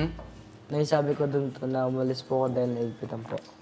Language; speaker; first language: Filipino; native; Filipino